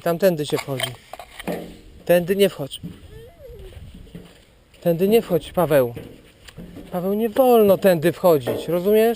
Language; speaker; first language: Polish; native; Polish